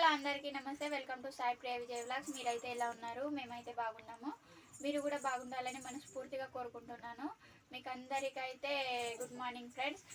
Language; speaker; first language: Telugu; non-native, local second language; Marathi